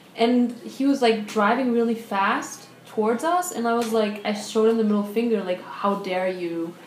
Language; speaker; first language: English; early bilingual, other home language; German